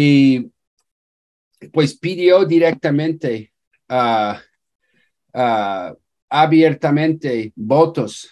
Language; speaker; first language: Spanish; non-native, fluent; English